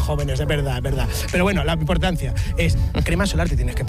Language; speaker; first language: Spanish; native; Spanish